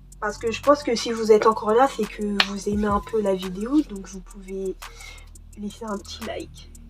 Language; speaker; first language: French; early bilingual, other home language; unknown